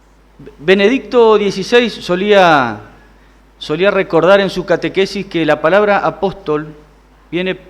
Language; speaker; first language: Spanish; native; Spanish